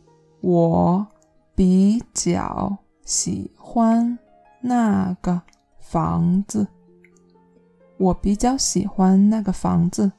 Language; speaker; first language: Chinese; non-native, learner; English